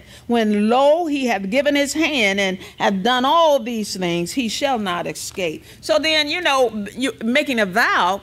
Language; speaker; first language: English; native; English